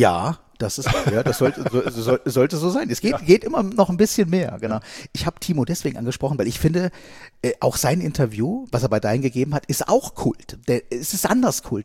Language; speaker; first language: German; native; German